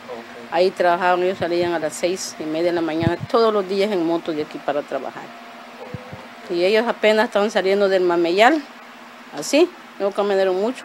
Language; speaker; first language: Spanish; native; Spanish